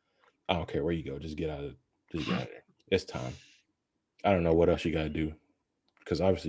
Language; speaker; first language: English; native; English